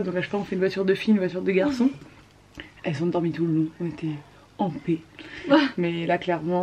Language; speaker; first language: French; native; French